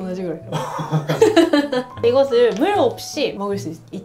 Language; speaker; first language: Korean; non-native, fluent; Japanese